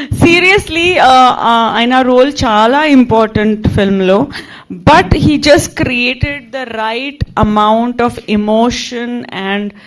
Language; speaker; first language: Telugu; non-native, fluent; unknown